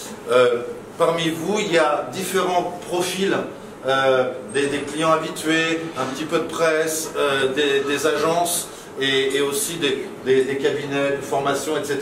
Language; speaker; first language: French; native; French